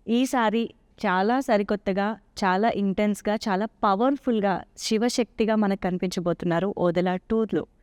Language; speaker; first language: Telugu; native; Telugu